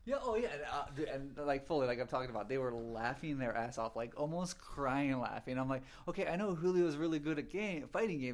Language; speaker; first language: English; native; English